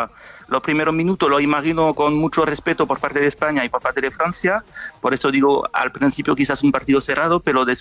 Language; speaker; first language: Spanish; non-native, fluent; French